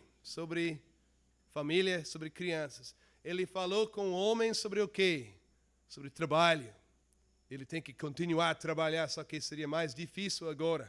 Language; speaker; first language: Portuguese; non-native, fluent; English